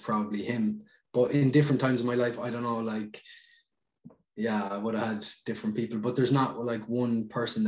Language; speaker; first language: English; native; English